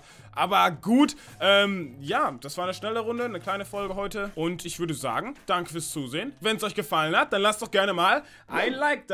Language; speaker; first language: German; native; German